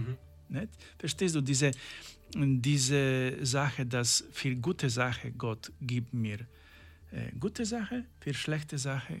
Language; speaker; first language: German; non-native, learner; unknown